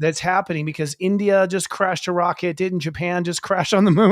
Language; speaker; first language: English; native; English